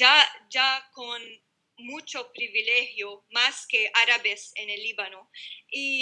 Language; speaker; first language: Spanish; non-native, learner; Arabic